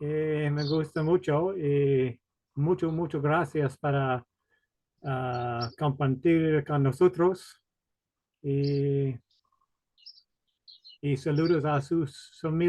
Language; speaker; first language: Spanish; non-native, learner; English